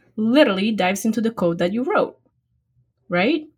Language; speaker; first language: English; non-native, fluent; Polish